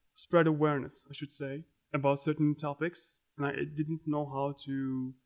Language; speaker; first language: English; non-native, fluent; Arabic